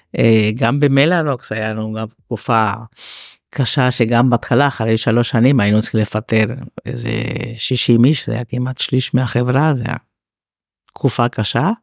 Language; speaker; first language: Hebrew; non-native, fluent; Spanish